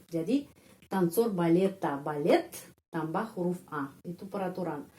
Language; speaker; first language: Indonesian; non-native, fluent; Russian